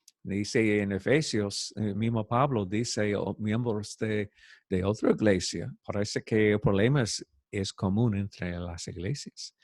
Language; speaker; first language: Spanish; non-native, fluent; English